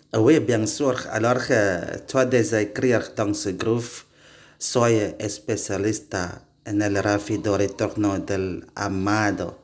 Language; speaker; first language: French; non-native, learner; Indonesian